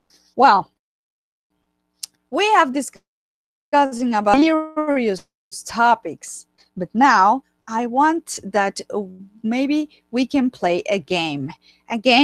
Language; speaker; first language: English; non-native, fluent; Spanish